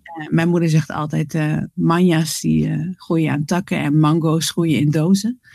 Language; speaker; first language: Dutch; native; Dutch